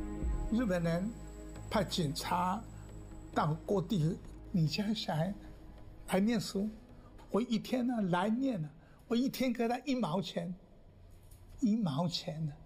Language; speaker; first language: Chinese; non-native, local second language; Japanese